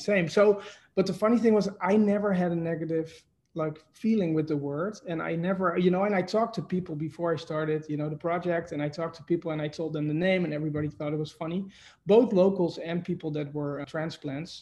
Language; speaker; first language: English; non-native, fluent; Dutch